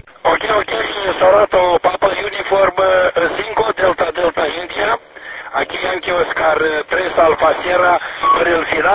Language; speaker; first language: Spanish; non-native, learner; Romanian